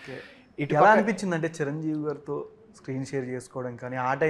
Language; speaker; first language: Telugu; native; Telugu